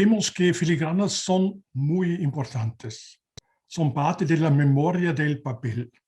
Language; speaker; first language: Spanish; non-native, learner; German